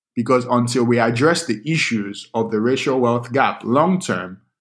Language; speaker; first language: English; non-native, local second language; Yoruba